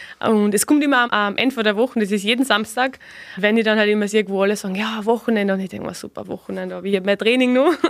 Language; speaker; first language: German; native; German